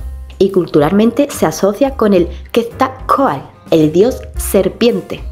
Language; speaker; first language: Spanish; native; Spanish